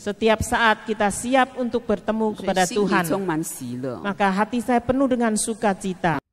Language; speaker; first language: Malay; non-native, local second language; Chinese